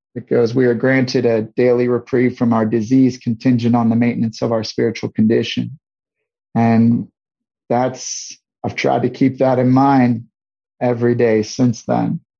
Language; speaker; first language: English; native; English